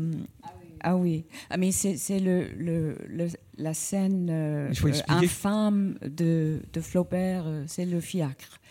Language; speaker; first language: French; non-native, fluent; English